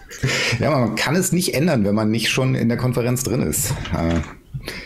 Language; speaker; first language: German; native; German